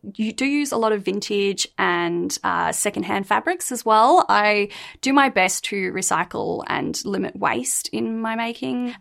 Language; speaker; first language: English; native; English